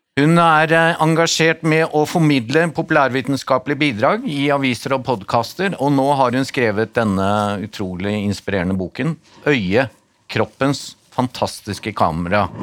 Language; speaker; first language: Norwegian; native; Norwegian